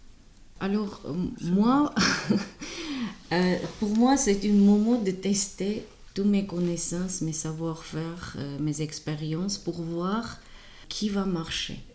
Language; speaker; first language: French; non-native, fluent; Armenian